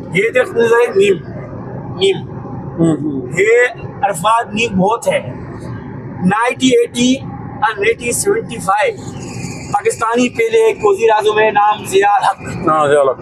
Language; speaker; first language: Hindi; non-native, learner; Baluchi